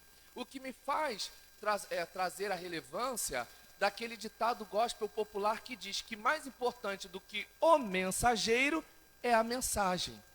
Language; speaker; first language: Portuguese; native; Portuguese